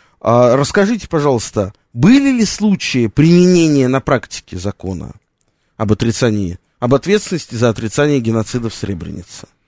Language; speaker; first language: Russian; native; Russian